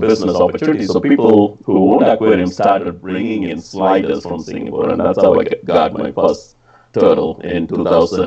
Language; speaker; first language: English; non-native, local second language; Tamil